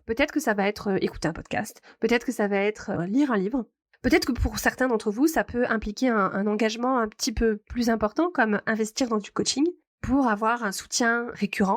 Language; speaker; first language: French; native; French